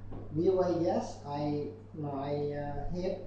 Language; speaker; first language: English; non-native, learner; Vietnamese